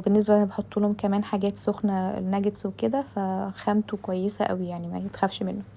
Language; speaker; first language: Arabic; native; Arabic